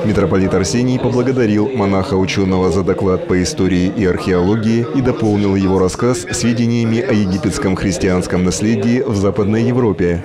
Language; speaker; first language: Russian; native; Russian